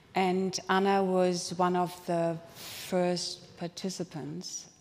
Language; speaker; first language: English; non-native, fluent; German